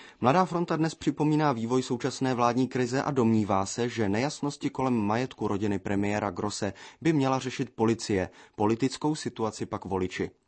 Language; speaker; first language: Czech; native; Czech